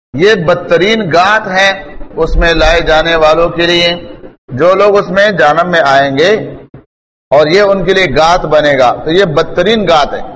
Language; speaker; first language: Urdu; non-native, local second language; Pashto